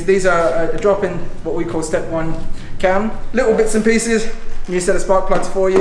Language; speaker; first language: English; native; English